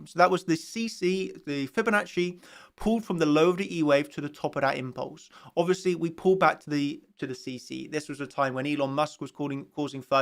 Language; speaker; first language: English; native; English